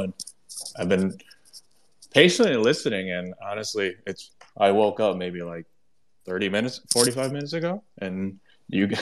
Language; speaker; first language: English; non-native, local second language; Cantonese